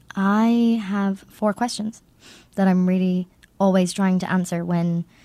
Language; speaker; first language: English; native; English